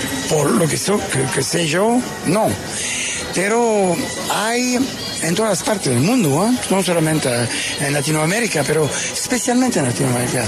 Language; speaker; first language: Spanish; non-native, fluent; French